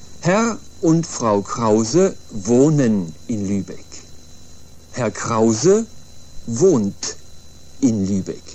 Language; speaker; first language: German; non-native, fluent; Swedish